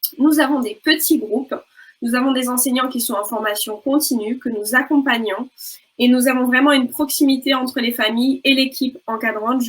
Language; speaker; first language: French; native; French